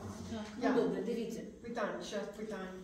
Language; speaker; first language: Ukrainian; non-native, learner; English